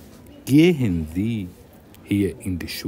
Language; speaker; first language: German; non-native, fluent; Persian